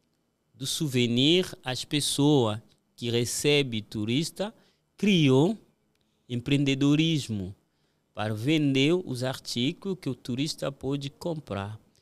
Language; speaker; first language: Portuguese; non-native, fluent; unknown